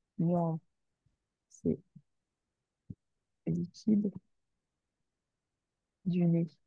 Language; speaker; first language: French; native; French